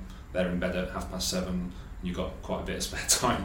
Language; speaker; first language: English; native; English